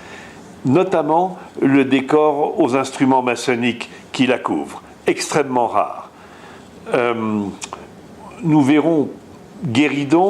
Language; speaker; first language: French; native; French